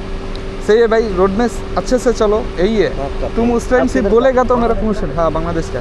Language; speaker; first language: Hindi; non-native, learner; Bangla